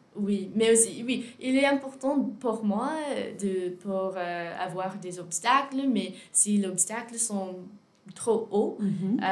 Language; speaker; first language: French; non-native, learner; English